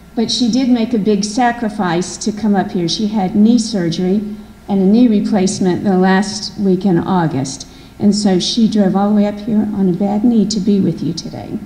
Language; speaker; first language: English; native; English